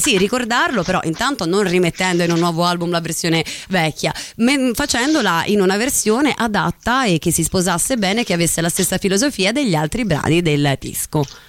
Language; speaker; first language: Italian; native; Italian